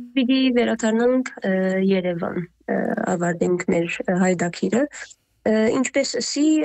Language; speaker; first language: Armenian; early bilingual, heritage; Armenian